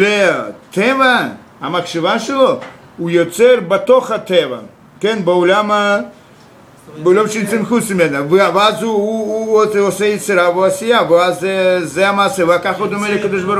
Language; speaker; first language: Hebrew; non-native, fluent; Russian